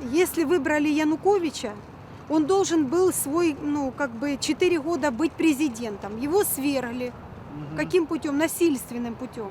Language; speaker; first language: Russian; native; Russian